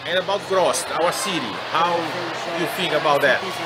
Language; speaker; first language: English; non-native, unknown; Portuguese